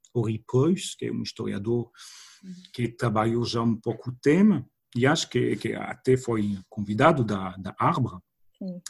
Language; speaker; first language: Portuguese; non-native, fluent; French